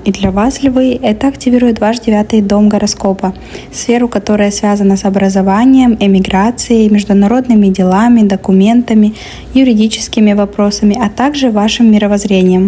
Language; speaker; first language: Russian; native; Russian